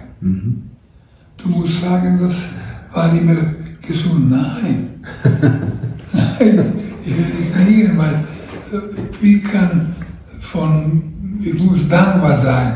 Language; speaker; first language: German; non-native, learner; Croatian